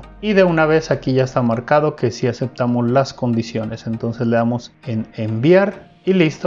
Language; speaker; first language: Spanish; native; Spanish